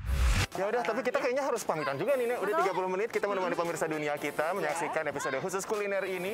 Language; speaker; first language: Indonesian; native; Indonesian